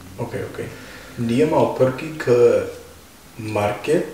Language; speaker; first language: Indonesian; non-native, fluent; Danish